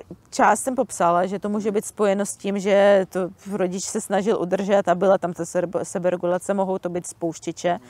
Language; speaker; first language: Czech; non-native, fluent; Russian